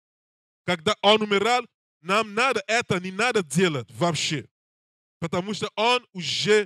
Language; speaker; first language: Russian; non-native, learner; English